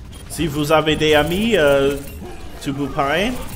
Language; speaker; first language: French; non-native, learner; English